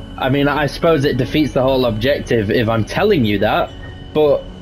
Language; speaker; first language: English; native; English